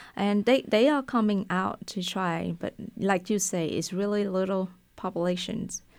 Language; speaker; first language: English; non-native, fluent; Vietnamese